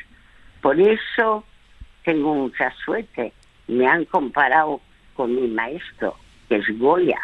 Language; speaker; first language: Spanish; early bilingual, other home language; French